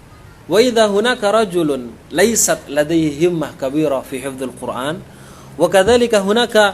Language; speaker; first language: Arabic; non-native, fluent; Indonesian